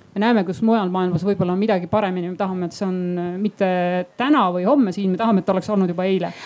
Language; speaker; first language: Estonian; native; Estonian